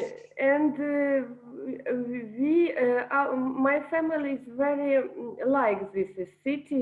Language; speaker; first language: English; non-native, learner; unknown